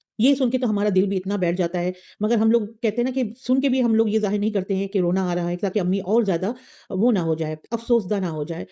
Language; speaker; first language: Urdu; native; Urdu